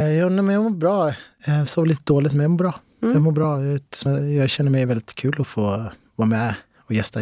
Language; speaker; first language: Swedish; early bilingual, other home language; Arabic